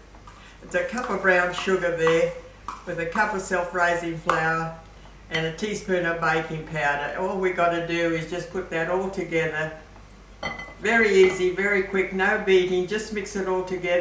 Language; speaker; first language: English; native; English